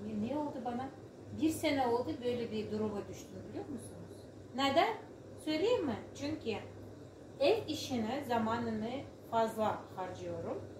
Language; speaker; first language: Turkish; non-native, fluent; Russian